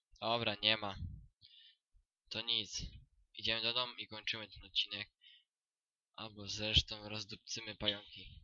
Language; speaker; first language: Polish; native; Polish